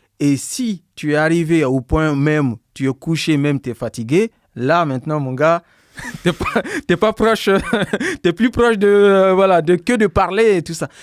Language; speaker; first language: French; non-native, local second language; Bambara